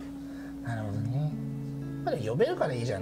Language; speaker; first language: Japanese; native; Japanese